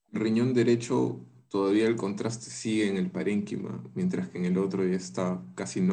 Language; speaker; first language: Spanish; native; Spanish